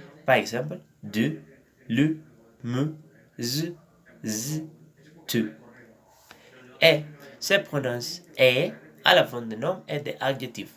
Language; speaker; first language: French; non-native, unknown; Spanish